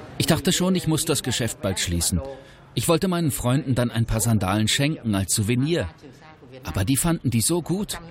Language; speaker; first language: German; native; German